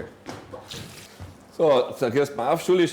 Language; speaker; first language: German; native; German